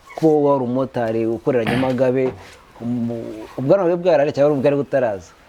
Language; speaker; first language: Kinyarwanda; native; Kinyarwanda